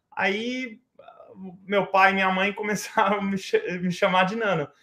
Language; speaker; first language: Portuguese; early bilingual, heritage; English